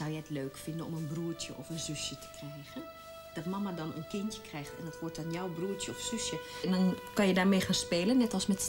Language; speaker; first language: Dutch; native; Dutch